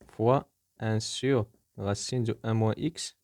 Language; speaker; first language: French; non-native, local second language; Arabic